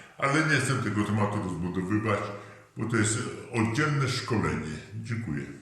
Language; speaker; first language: Polish; native; Polish